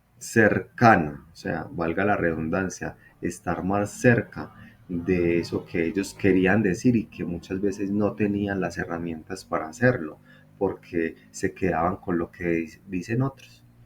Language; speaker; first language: Spanish; native; Spanish